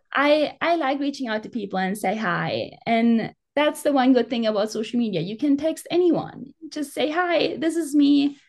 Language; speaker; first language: English; non-native, fluent; German